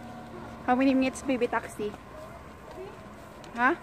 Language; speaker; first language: English; non-native, local second language; Filipino